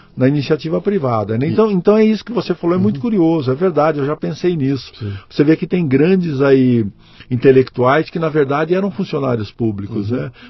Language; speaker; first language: Portuguese; native; Portuguese